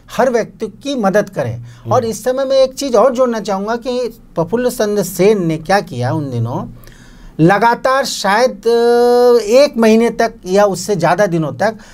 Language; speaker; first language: Hindi; non-native, local second language; Bangla